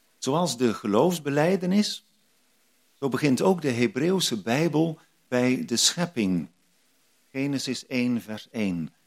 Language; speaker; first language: Dutch; native; Dutch